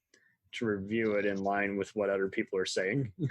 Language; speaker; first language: English; native; English